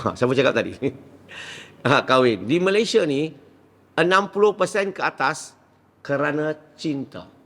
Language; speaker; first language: Malay; non-native, local second language; Min Nan Chinese